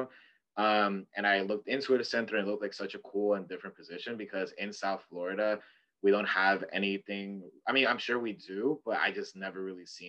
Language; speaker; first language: English; native; English